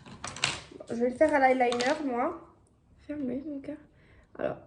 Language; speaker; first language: French; native; French